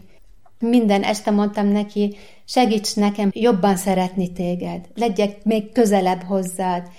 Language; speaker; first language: Hungarian; non-native, learner; Arabic